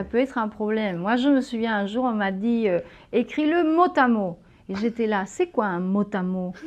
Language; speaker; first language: French; non-native, fluent; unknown